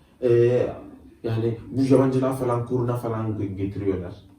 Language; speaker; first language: Turkish; non-native, fluent; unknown